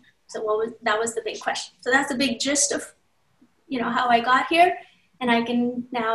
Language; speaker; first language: English; non-native, local second language; Hindi